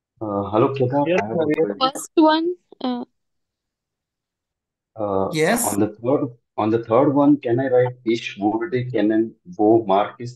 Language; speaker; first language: English; non-native, local second language; Hindi